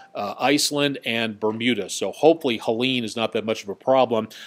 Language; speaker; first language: English; native; English